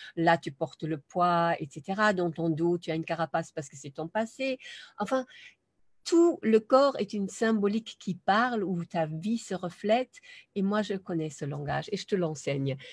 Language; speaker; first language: French; non-native, fluent; German